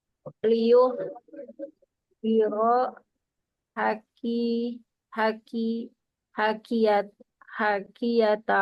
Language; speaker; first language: Arabic; non-native, learner; Indonesian